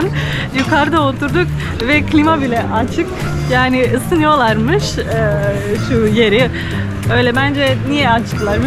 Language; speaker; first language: Turkish; non-native, fluent; Slovenian